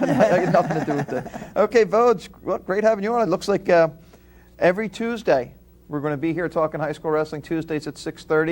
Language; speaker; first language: English; native; English